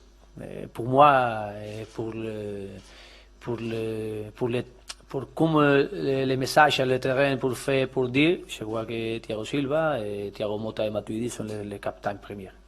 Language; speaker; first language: French; non-native, learner; Spanish